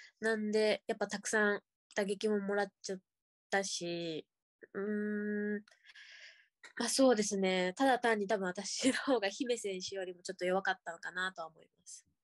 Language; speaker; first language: Japanese; native; Japanese